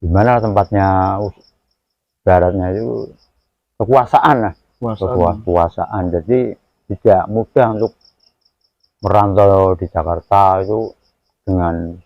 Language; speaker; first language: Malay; non-native, local second language; Javanese